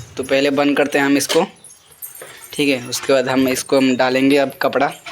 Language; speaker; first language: Hindi; non-native, local second language; Bangla